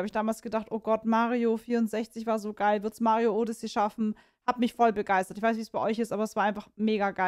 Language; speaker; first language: German; native; German